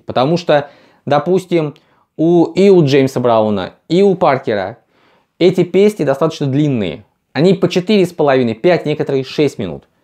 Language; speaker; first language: Russian; native; Russian